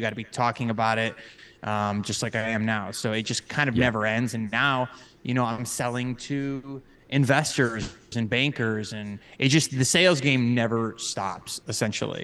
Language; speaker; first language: English; native; English